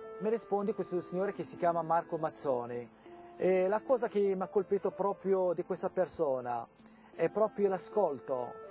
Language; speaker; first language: Italian; non-native, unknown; Arabic